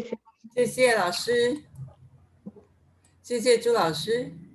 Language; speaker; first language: Chinese; non-native, learner; Indonesian